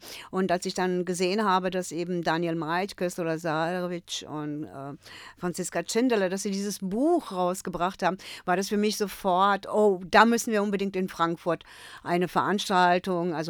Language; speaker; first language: German; early bilingual, other home language; Croatian